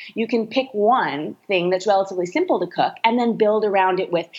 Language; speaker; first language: English; native; English